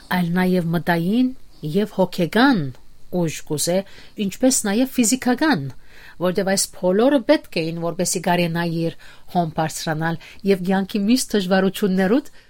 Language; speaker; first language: Armenian; early bilingual, heritage; Armenian